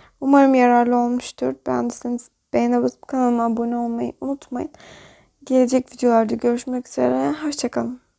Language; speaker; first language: Turkish; native; Turkish